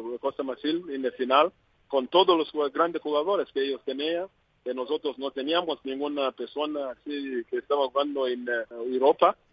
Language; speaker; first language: Spanish; non-native, learner; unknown